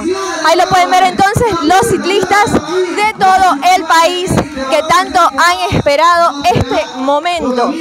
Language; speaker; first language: Spanish; native; Spanish